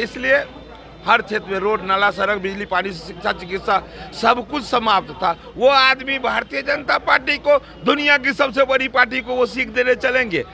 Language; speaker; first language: Hindi; native; Hindi